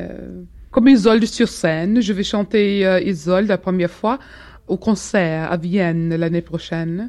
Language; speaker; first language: French; non-native, fluent; English